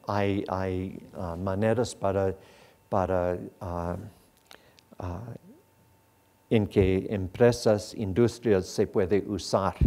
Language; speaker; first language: Spanish; non-native, fluent; English